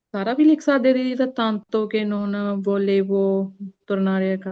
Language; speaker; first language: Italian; non-native, learner; Punjabi